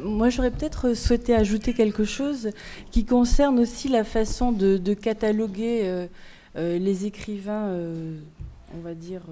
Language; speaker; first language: French; native; French